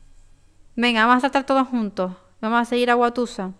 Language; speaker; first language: Spanish; native; Spanish